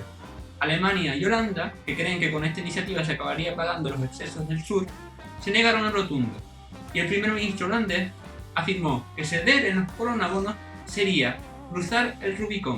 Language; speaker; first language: Spanish; native; Spanish